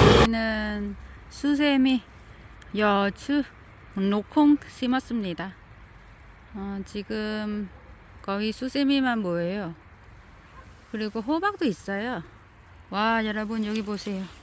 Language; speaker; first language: Korean; non-native, learner; Vietnamese